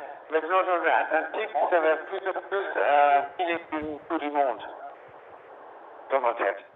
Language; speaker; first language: French; non-native, learner; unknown